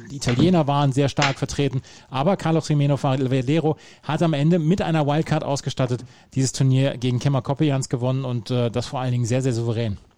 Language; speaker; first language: German; native; German